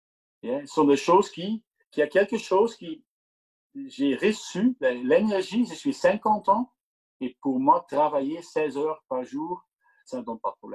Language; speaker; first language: French; non-native, local second language; Dutch